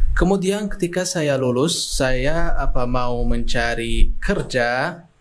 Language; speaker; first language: Indonesian; non-native, fluent; Arabic